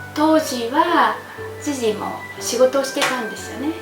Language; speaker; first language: Japanese; non-native, fluent; Vietnamese